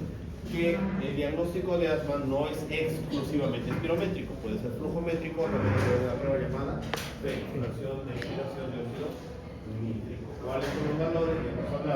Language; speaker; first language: Spanish; native; Spanish